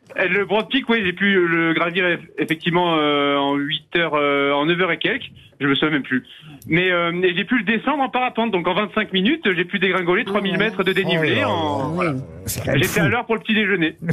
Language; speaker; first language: French; native; French